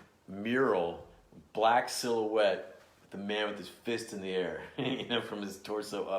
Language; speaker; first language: English; native; English